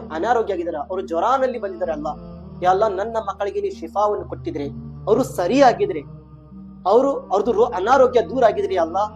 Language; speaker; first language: Kannada; non-native, local second language; Urdu